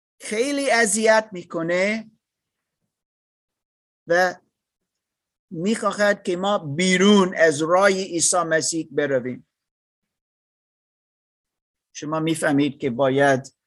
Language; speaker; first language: Persian; non-native, learner; English